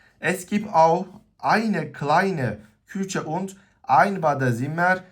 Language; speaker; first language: German; non-native, learner; Turkish